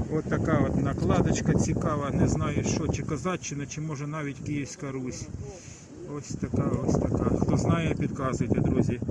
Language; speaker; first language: Ukrainian; native; Ukrainian